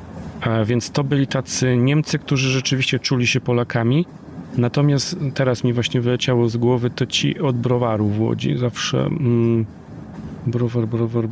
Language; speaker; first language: Polish; native; Polish